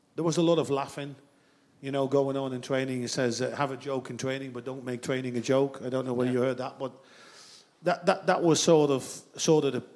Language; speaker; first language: English; non-native, fluent; Dutch